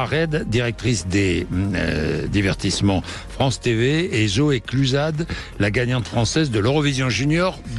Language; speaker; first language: French; native; French